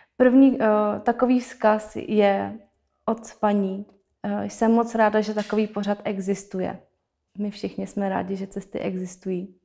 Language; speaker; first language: Czech; native; Czech